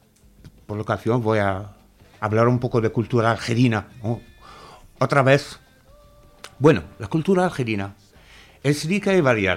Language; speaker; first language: Spanish; non-native, fluent; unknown